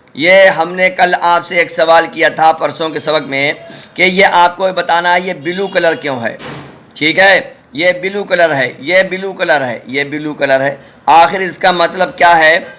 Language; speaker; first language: Urdu; native; Urdu